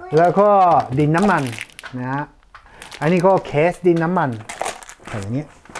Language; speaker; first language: Thai; native; Thai